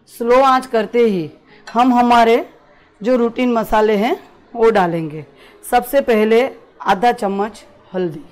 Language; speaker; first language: Hindi; non-native, local second language; Gujarati